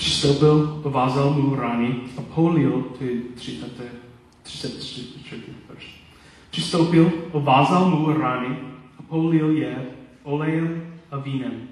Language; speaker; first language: Czech; non-native, learner; Polish